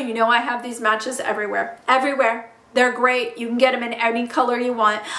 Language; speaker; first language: English; native; English